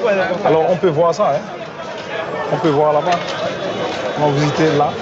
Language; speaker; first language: French; non-native, local second language; Haitian Creole